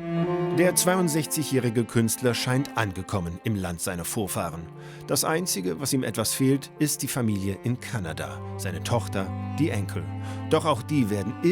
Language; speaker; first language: German; native; German